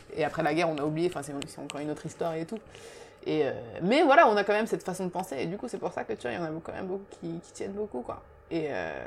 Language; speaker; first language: French; early bilingual, other home language; Japanese